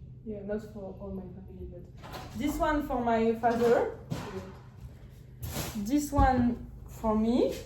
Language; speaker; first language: English; non-native, learner; French